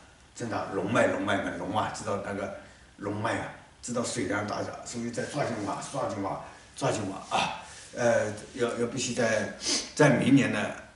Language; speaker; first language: Chinese; native; Chinese